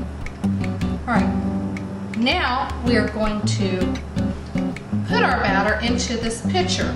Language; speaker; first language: English; native; English